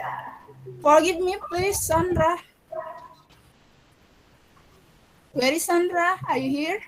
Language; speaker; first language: English; non-native, fluent; Indonesian